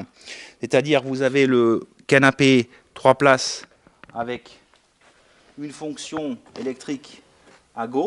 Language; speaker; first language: French; native; French